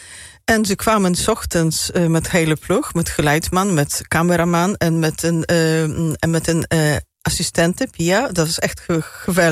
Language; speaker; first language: Dutch; non-native, fluent; Polish